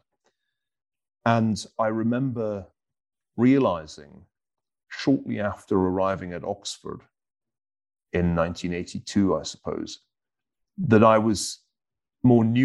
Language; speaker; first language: English; native; English